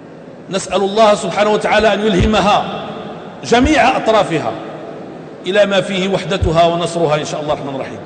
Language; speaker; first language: Arabic; native; Arabic